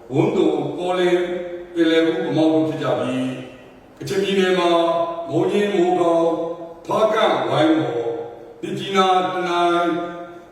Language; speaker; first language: Burmese; non-native, local second language; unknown